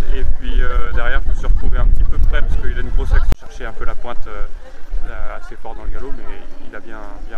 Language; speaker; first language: French; native; French